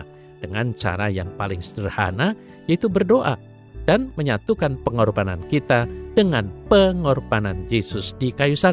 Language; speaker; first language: Indonesian; native; Indonesian